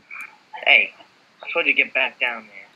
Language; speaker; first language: English; native; English